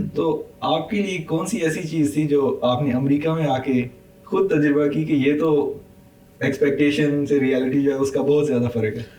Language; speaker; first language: Urdu; native; Urdu